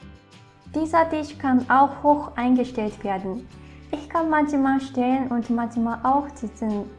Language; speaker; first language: German; non-native, fluent; Japanese